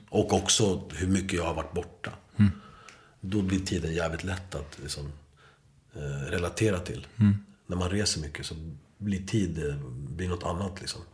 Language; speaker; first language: Swedish; early bilingual, other home language; Spanish